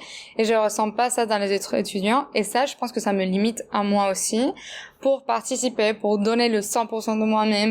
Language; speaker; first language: French; non-native, fluent; Spanish